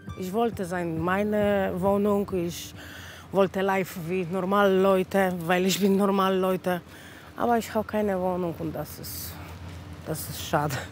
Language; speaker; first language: German; non-native, learner; Polish